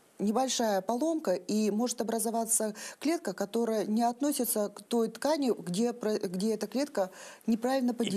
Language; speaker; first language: Russian; native; Russian